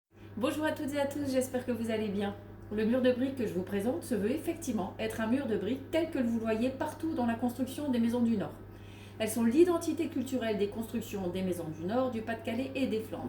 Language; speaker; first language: French; native; French